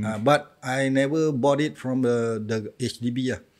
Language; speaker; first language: English; non-native, local second language; Malay